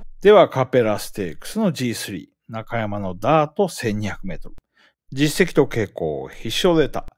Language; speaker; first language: Japanese; native; Japanese